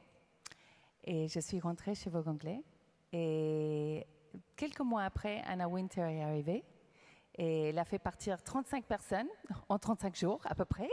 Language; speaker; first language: French; non-native, fluent; English